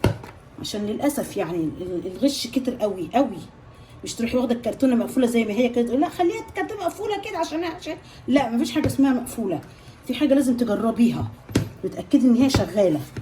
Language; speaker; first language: Arabic; native; Arabic